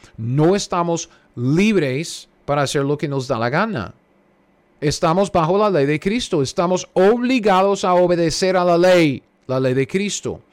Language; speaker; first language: Spanish; non-native, fluent; English